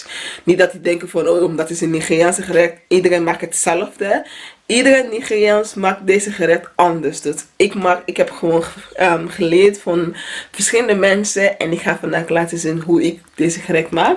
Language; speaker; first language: Dutch; non-native, fluent; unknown